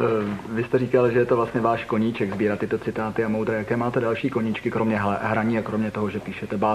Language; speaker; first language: Czech; native; Czech